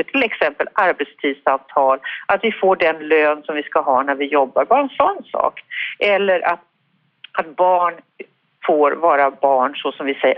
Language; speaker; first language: Swedish; native; Swedish